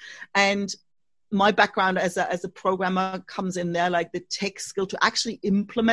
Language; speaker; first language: English; non-native, fluent; German